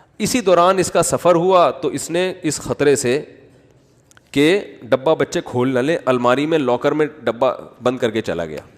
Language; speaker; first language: Urdu; native; Urdu